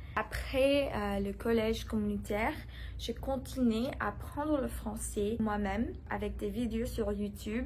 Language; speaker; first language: French; non-native, learner; English